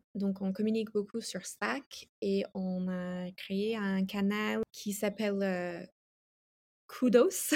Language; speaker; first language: French; non-native, fluent; English